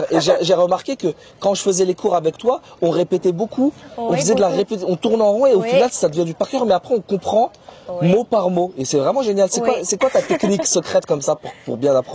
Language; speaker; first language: French; native; French